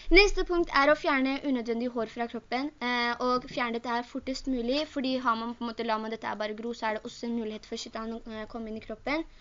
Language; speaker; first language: Norwegian; early bilingual, other home language; Urdu